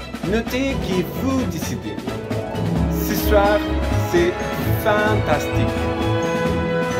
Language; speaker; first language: French; non-native, learner; Portuguese